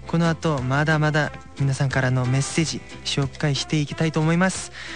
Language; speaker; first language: Japanese; non-native, fluent; Korean